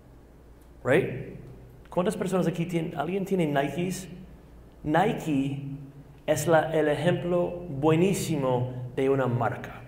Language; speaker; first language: Spanish; non-native, fluent; English